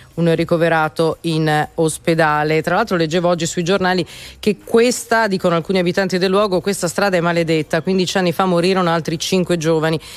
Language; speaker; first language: Italian; native; Italian